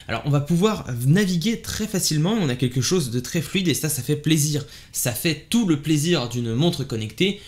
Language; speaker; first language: French; native; French